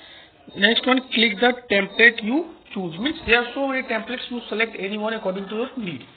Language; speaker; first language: English; non-native, local second language; Hindi